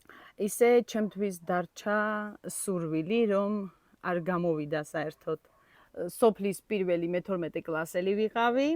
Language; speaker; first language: Georgian; non-native, local second language; Armenian